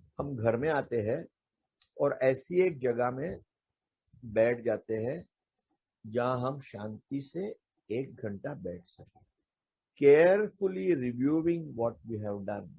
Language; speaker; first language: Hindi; non-native, local second language; Marathi